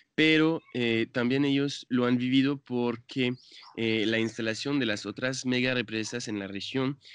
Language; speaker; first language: Spanish; non-native, fluent; French